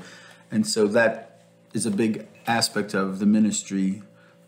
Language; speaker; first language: English; native; English